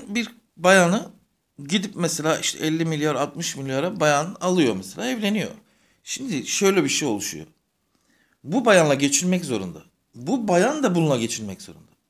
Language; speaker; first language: Turkish; native; Turkish